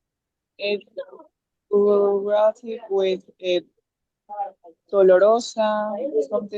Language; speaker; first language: English; non-native, learner; Spanish